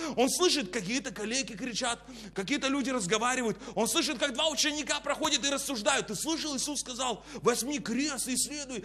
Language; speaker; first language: Russian; native; Russian